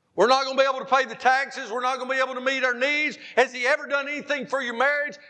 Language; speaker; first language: English; native; English